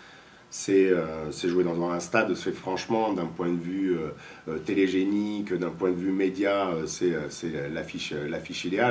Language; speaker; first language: French; native; French